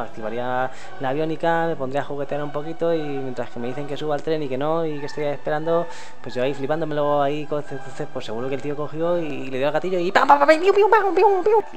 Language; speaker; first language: Spanish; native; Spanish